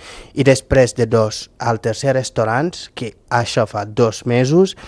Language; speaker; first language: Catalan; non-native, fluent; Fula